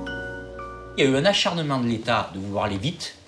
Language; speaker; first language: French; native; French